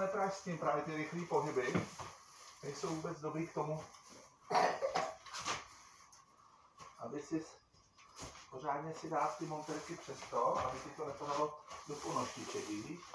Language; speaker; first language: Czech; native; Czech